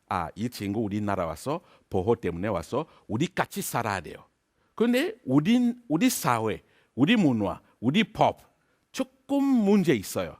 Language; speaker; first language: Korean; non-native, learner; French